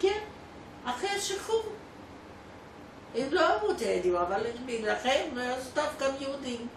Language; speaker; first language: Hebrew; non-native, fluent; Polish